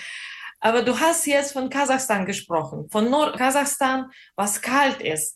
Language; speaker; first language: German; non-native, fluent; Russian